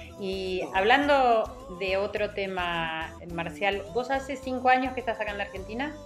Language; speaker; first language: Spanish; native; Spanish